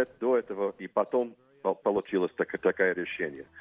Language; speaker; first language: Russian; non-native, fluent; English